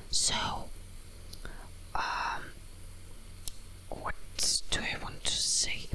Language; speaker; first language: English; non-native, learner; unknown